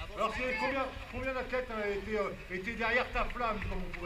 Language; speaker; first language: French; native; French